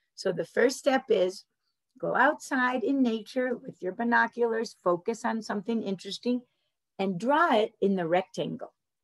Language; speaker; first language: English; native; English